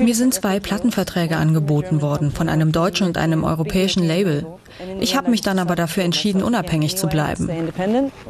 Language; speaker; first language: German; non-native, fluent; English